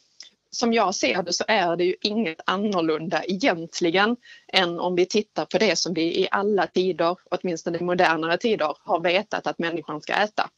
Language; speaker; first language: Swedish; native; Swedish